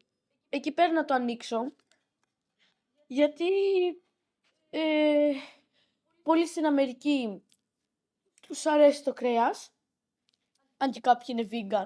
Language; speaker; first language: Greek; early bilingual, other home language; Armenian